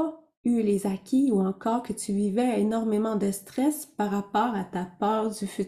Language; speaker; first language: French; native; French